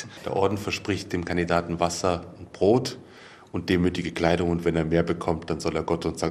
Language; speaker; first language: German; native; German